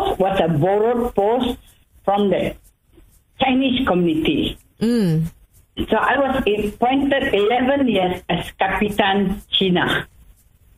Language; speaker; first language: English; non-native, local second language; Tamil